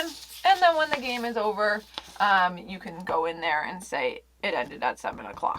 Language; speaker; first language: English; native; English